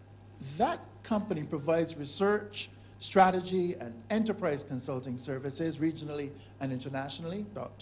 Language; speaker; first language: English; native; English